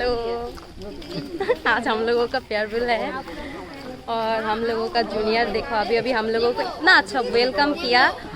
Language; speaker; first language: Hindi; non-native, local second language; Bangla